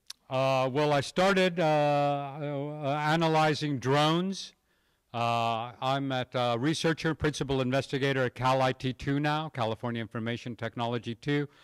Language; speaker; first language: English; native; English